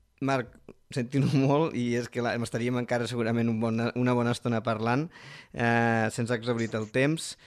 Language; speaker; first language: Catalan; native; Catalan